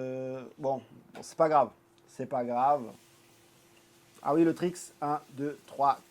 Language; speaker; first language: French; native; French